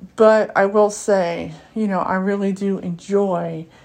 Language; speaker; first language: English; native; English